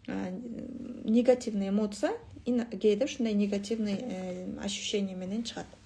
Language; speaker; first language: Russian; non-native, local second language; Kyrgyz